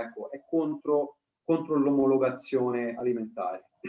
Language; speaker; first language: Italian; native; Italian